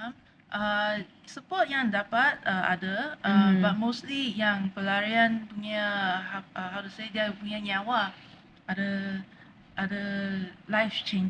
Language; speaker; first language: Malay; non-native, local second language; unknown